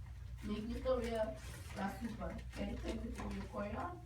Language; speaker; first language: Spanish; non-native, learner; English